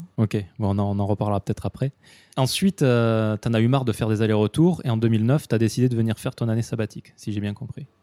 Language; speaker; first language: French; native; French